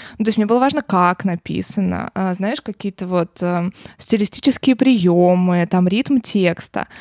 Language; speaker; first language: Russian; native; Russian